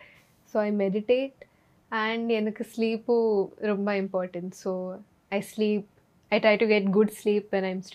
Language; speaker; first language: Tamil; non-native, learner; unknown